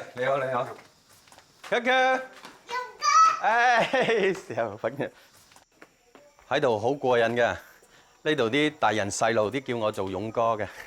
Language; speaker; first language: Chinese; native; Chinese